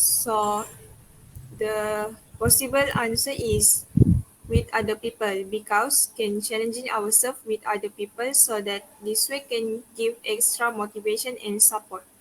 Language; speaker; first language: English; non-native, local second language; Malay